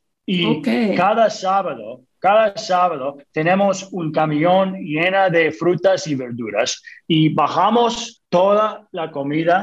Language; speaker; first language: Spanish; non-native, fluent; English